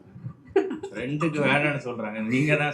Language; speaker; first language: Tamil; non-native, local second language; Malayalam